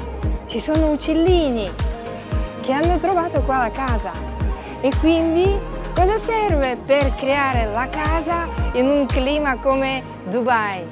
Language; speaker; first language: Italian; non-native, fluent; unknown